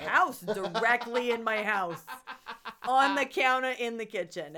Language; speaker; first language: English; native; English